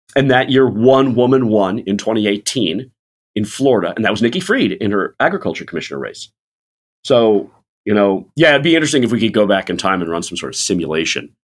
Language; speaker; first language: English; native; English